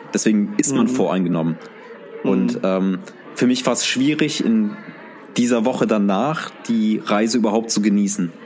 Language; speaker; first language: German; early bilingual, other home language; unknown